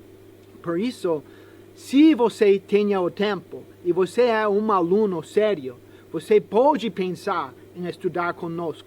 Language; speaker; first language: Portuguese; non-native, fluent; English